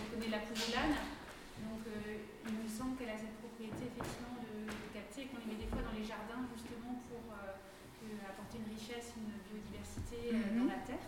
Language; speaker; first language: French; native; French